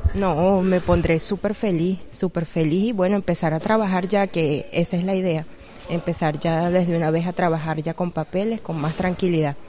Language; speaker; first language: Spanish; native; Spanish